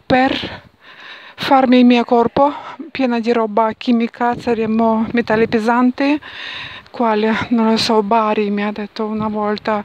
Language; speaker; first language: Italian; non-native, learner; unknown